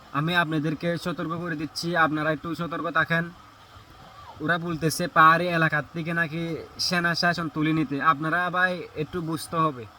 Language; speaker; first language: Bangla; native; Bangla